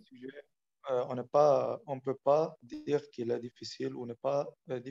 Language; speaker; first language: French; non-native, learner; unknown